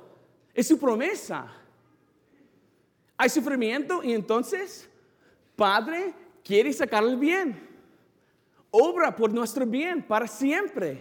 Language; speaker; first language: Spanish; non-native, fluent; English